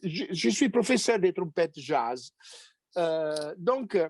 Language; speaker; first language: French; non-native, fluent; Italian